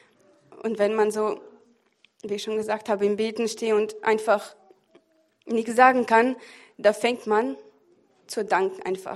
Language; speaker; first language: German; non-native, fluent; Russian